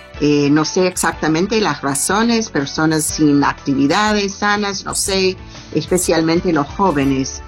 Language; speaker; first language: Spanish; non-native, learner; English